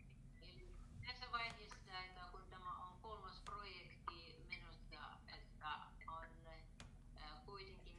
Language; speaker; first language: Finnish; non-native, learner; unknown